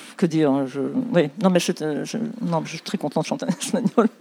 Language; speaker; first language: French; non-native, local second language; Arabic